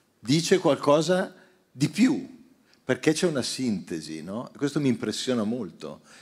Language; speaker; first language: Italian; native; Italian